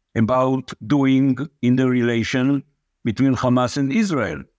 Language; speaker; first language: English; non-native, fluent; Hebrew